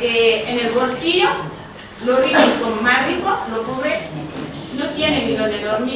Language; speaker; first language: Spanish; non-native, learner; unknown